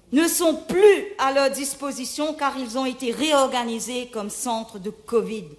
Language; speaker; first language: French; non-native, local second language; Morisyen